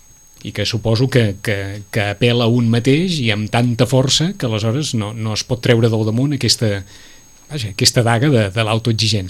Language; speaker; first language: Catalan; native; Catalan